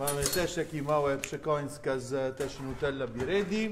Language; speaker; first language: Polish; non-native, learner; Italian